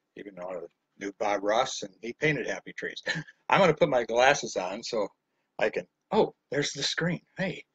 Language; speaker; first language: English; native; English